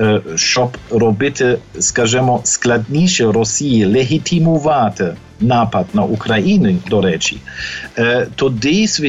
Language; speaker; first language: Ukrainian; non-native, fluent; German